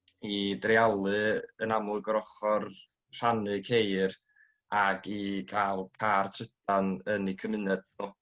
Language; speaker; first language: Welsh; native; Welsh